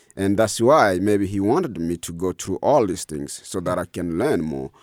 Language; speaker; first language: English; non-native, fluent; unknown